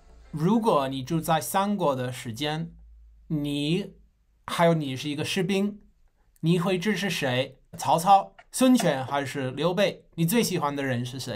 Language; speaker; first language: Chinese; non-native, fluent; English